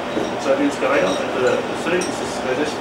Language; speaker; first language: Russian; non-native, local second language; Tatar